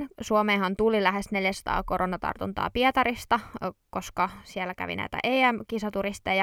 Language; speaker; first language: Finnish; native; Finnish